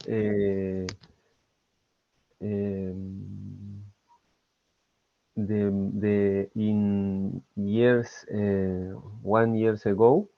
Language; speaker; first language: English; non-native, learner; Spanish